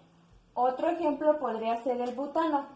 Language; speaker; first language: Spanish; native; Spanish